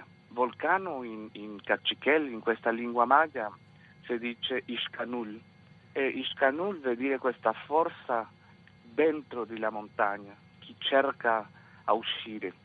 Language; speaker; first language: Italian; non-native, fluent; Spanish